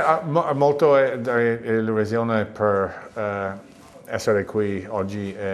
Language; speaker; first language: Italian; non-native, learner; English